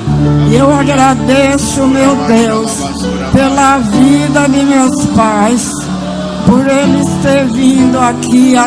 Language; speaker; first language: Portuguese; early bilingual, other home language; Swedish